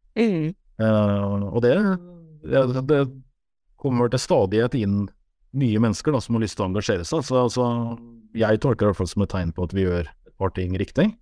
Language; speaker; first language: Norwegian; native; Norwegian